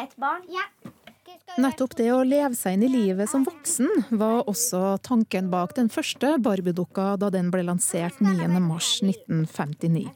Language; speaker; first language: Norwegian; native; Norwegian